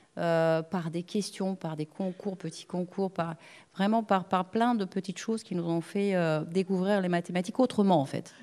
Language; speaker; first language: French; native; French